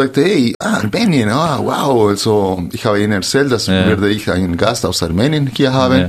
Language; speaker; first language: German; non-native, fluent; Spanish